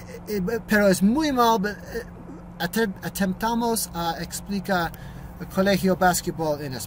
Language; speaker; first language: Spanish; non-native, learner; English